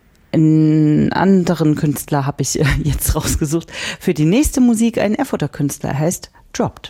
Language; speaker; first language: German; native; German